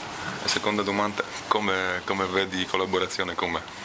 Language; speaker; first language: Italian; non-native, fluent; Polish